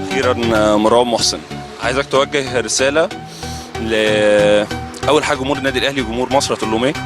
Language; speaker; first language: Arabic; native; Arabic